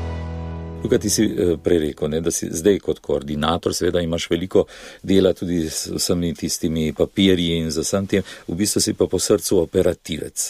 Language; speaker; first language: Slovenian; native; Slovenian